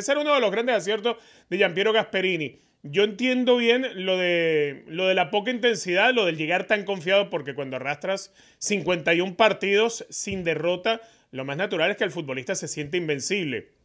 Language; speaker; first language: Spanish; native; Spanish